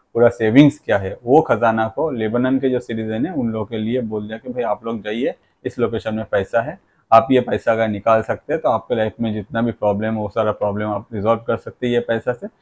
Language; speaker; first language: Hindi; non-native, local second language; Bangla